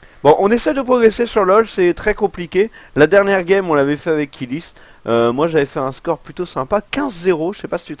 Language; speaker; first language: French; native; French